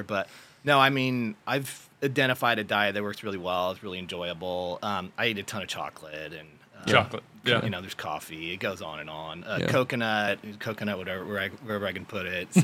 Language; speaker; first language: English; native; English